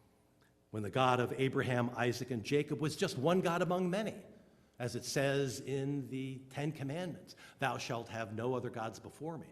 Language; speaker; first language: English; native; English